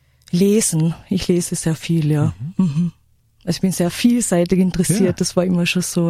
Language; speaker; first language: German; native; German